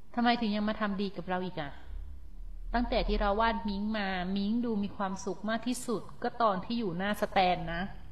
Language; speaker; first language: Thai; native; Thai